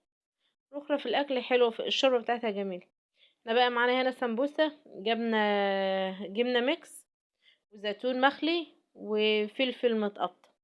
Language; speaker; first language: Arabic; native; Arabic